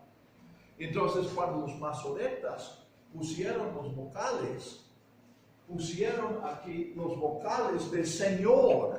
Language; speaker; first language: Spanish; non-native, fluent; English